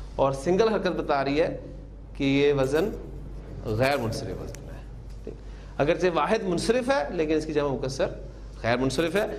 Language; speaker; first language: Urdu; native; Urdu